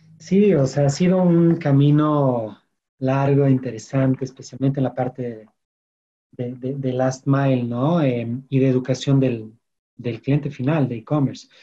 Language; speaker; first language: Spanish; non-native, fluent; French